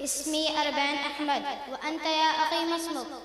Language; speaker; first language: Arabic; non-native, learner; Urdu